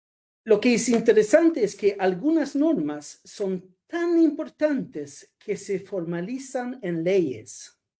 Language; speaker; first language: Spanish; non-native, fluent; Swedish